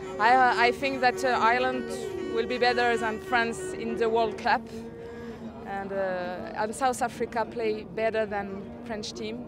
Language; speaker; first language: English; non-native, learner; French